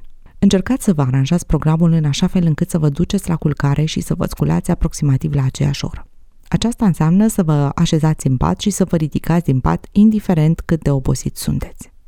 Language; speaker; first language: Romanian; native; Romanian